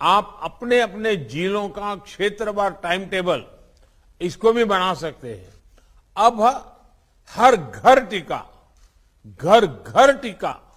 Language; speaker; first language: Hindi; non-native, local second language; Gujarati